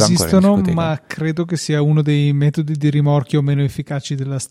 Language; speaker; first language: Italian; native; Italian